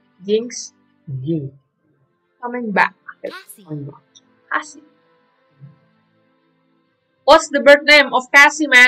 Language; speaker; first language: English; non-native, learner; Indonesian